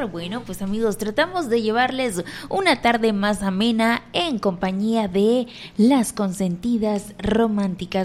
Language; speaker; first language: Spanish; native; Spanish